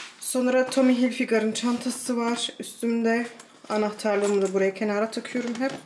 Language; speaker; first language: Turkish; early bilingual, heritage; Turkish